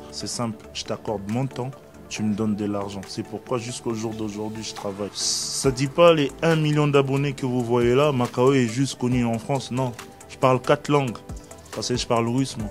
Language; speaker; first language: French; non-native, local second language; Lingala